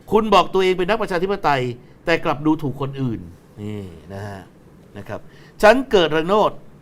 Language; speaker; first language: Thai; native; Thai